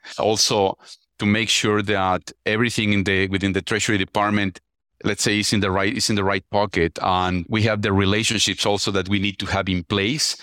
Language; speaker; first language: English; non-native, fluent; Spanish